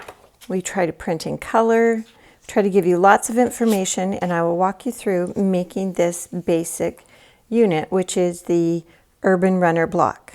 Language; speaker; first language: English; native; English